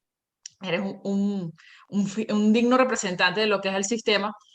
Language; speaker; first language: Spanish; native; Spanish